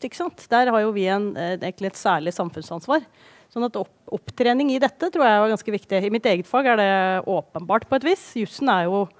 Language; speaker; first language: Norwegian; native; Norwegian